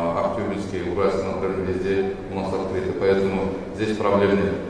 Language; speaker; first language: Russian; non-native, local second language; Kazakh